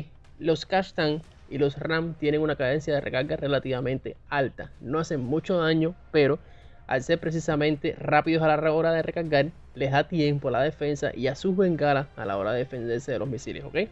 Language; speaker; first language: Spanish; native; Spanish